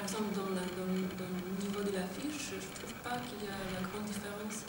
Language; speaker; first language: French; non-native, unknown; Polish